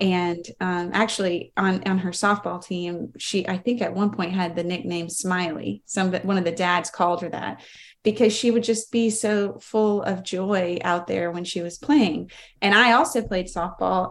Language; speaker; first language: English; native; English